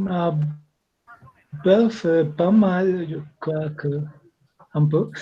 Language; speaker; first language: French; non-native, learner; Spanish